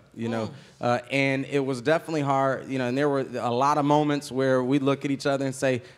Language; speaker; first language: English; native; English